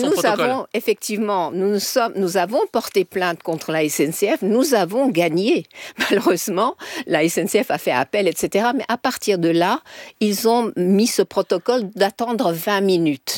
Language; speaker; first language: French; native; French